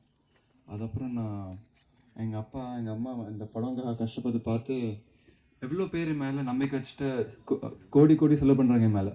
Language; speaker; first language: Tamil; non-native, local second language; Telugu